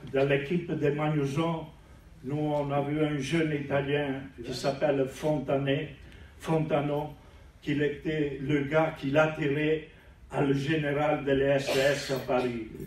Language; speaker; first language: French; non-native, learner; Italian